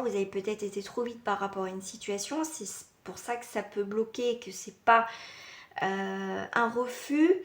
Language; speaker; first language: French; native; French